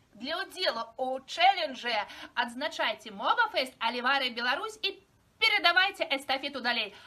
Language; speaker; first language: Belarusian; non-native, local second language; Russian